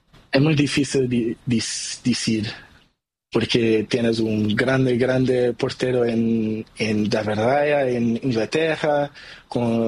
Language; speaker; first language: Spanish; non-native, learner; Portuguese